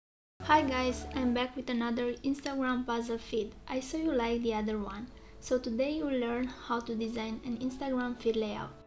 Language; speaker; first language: English; non-native, fluent; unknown